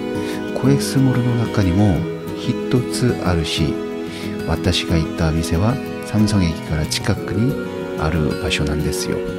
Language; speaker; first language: Japanese; non-native, learner; Korean